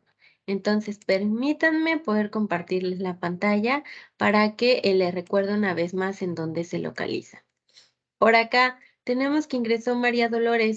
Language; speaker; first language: Spanish; native; Spanish